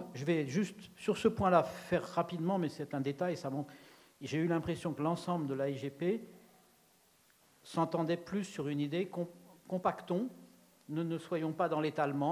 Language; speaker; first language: French; native; French